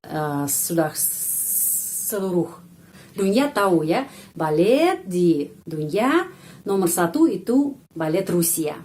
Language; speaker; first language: Indonesian; non-native, fluent; Russian